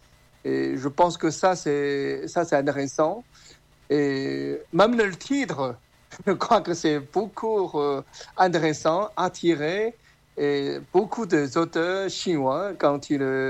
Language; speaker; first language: French; non-native, learner; Chinese